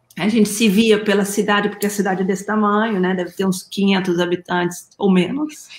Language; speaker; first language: Portuguese; native; Portuguese